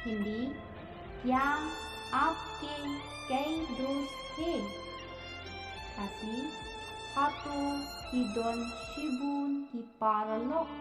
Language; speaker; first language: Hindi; non-native, local second language; Khasi